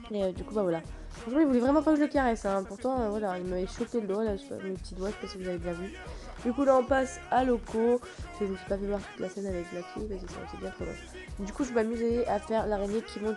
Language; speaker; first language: French; native; French